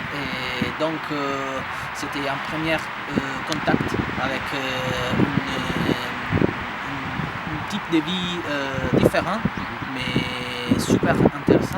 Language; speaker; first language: French; non-native, fluent; Italian